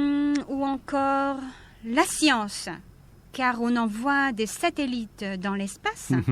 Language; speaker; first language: French; non-native, fluent; Korean